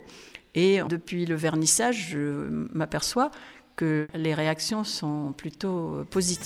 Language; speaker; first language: French; native; French